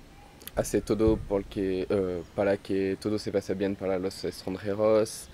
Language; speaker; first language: Spanish; non-native, learner; French